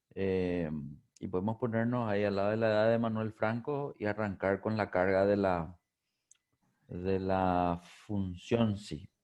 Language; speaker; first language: Spanish; native; Spanish